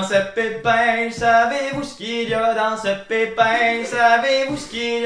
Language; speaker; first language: French; native; French